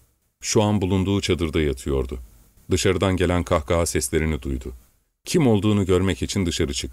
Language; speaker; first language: Turkish; native; Turkish